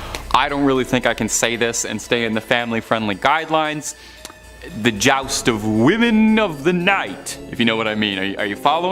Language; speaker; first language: English; native; English